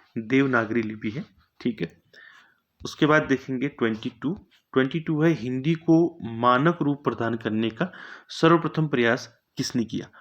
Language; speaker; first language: Hindi; native; Hindi